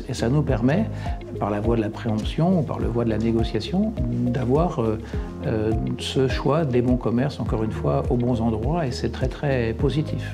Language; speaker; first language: French; native; French